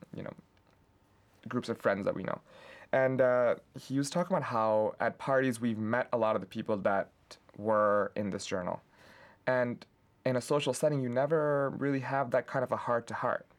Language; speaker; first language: English; non-native, local second language; Urdu